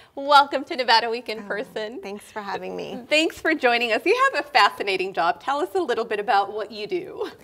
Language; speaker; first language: English; native; English